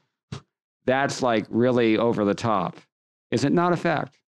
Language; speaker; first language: English; native; English